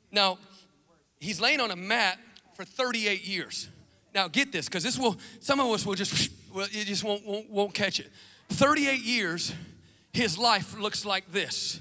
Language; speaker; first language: English; native; English